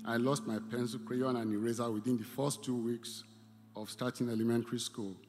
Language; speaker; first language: English; non-native, local second language; Igbo